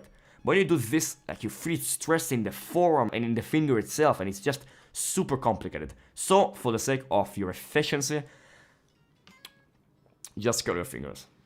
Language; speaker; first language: English; non-native, fluent; Hebrew